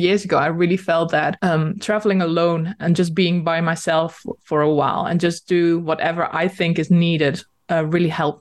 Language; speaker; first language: English; non-native, fluent; Dutch